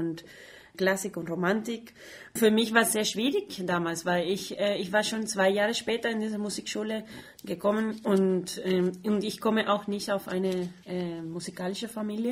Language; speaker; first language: German; non-native, fluent; Spanish